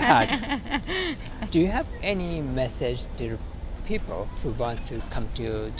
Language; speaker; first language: English; non-native, learner; Japanese